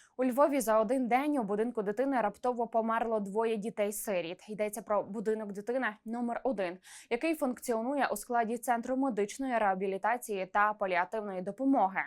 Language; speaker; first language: Ukrainian; native; Ukrainian